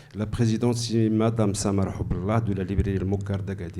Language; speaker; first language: French; non-native, local second language; Arabic